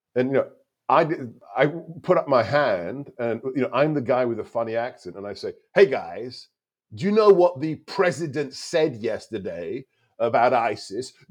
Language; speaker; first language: English; non-native, local second language; Hungarian